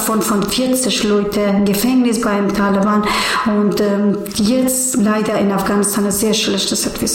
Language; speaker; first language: German; non-native, learner; Persian